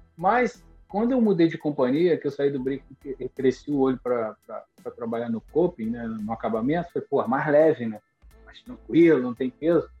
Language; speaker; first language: Portuguese; native; Portuguese